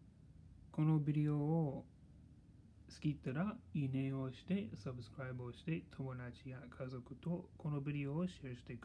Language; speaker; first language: Japanese; non-native, learner; English